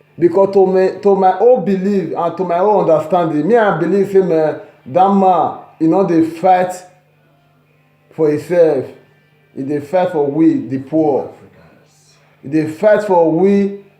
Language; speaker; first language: Nigerian Pidgin; non-native, local second language; Esan